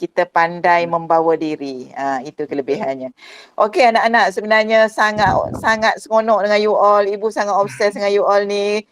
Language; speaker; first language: Malay; native; Malay